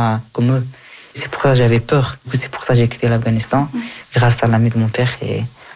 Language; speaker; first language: French; early bilingual, other home language; Hazaragi